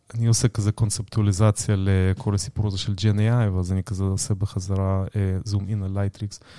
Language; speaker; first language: Hebrew; native; Hebrew